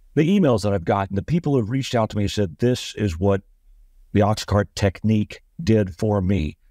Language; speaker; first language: English; native; English